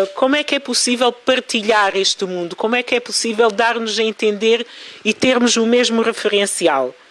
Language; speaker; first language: Portuguese; early bilingual, other home language; Kabuverdianu